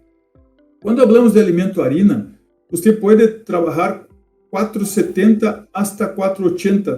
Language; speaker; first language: Spanish; non-native, fluent; Portuguese